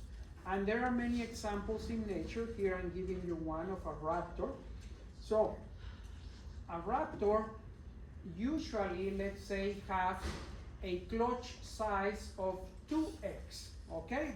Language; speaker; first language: English; non-native, fluent; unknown